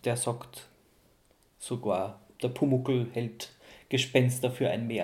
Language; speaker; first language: German; native; German